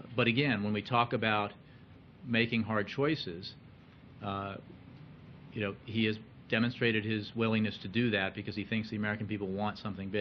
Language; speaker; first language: English; native; English